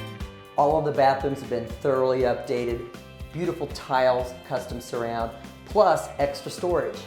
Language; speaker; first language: English; native; English